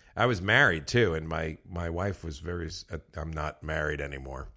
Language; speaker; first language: English; native; English